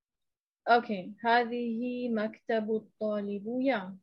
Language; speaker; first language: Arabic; non-native, learner; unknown